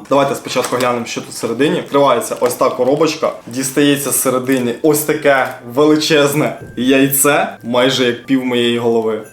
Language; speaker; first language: Ukrainian; non-native, local second language; Russian